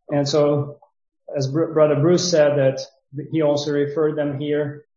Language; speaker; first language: English; non-native, fluent; Ukrainian